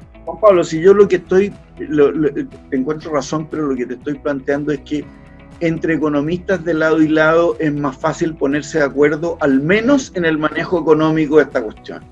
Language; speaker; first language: Spanish; native; Spanish